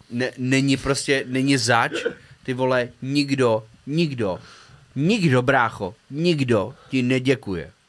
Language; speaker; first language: Czech; native; Czech